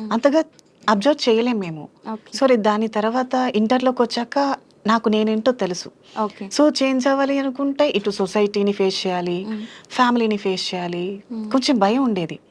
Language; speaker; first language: Telugu; native; Telugu